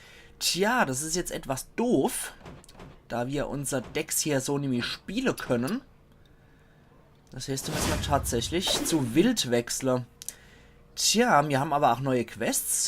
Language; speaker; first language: German; native; German